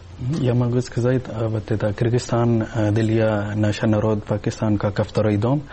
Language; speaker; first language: Russian; non-native, learner; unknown